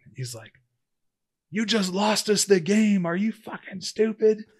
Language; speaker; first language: English; native; English